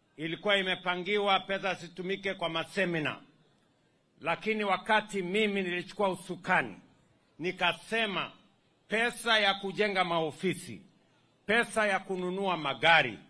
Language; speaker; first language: Swahili; non-native, local second language; Kalenjin